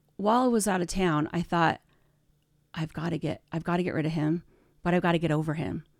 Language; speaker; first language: English; native; English